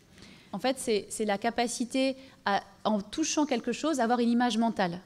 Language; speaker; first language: French; native; French